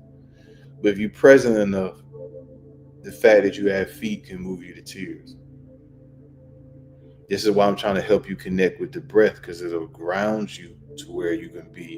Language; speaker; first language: English; native; English